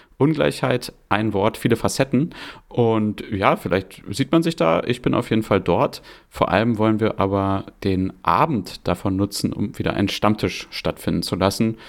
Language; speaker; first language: German; native; German